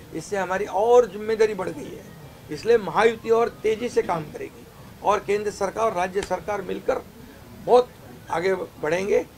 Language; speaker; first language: Hindi; non-native, local second language; Marathi